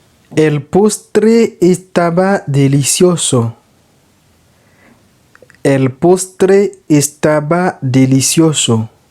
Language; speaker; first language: Spanish; non-native, learner; Haitian Creole